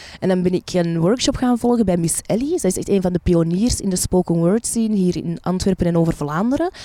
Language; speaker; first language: Dutch; early bilingual, other home language; Arabic